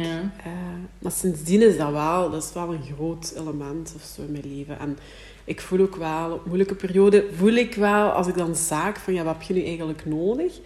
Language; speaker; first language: Dutch; native; Dutch